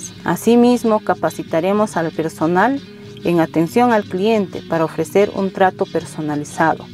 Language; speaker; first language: Spanish; native; Spanish